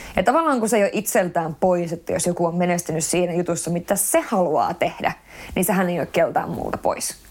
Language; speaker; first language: Finnish; early bilingual, heritage; Finnish